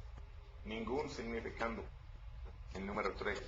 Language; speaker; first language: Spanish; non-native, learner; English